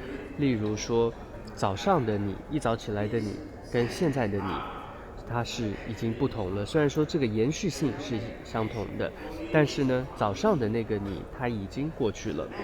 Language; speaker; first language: Chinese; native; Chinese